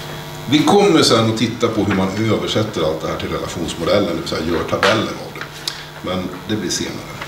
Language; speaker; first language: Swedish; native; Swedish